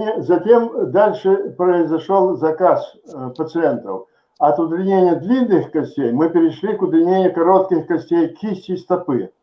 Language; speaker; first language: Russian; native; Russian